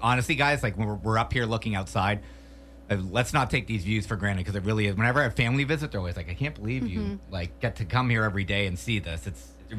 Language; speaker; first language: English; native; English